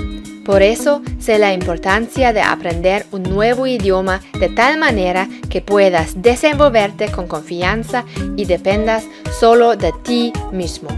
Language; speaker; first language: Spanish; non-native, fluent; German